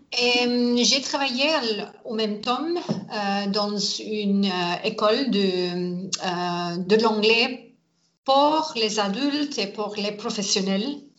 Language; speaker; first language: French; non-native, learner; English